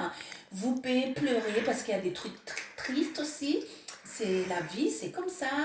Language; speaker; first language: French; non-native, local second language; Malagasy